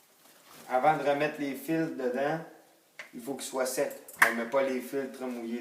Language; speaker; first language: French; native; French